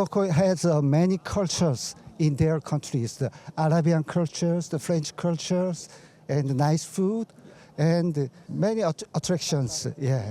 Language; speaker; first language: English; non-native, learner; Korean